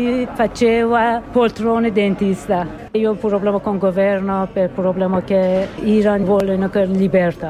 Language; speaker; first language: Italian; non-native, learner; Persian